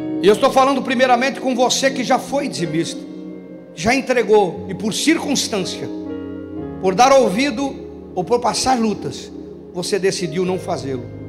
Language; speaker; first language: Portuguese; native; Portuguese